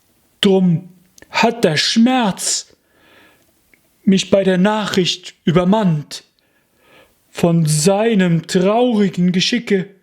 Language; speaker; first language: German; native; German